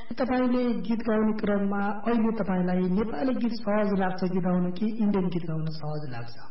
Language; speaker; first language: Nepali; native; Nepali